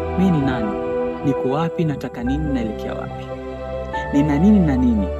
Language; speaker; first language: Swahili; native; Swahili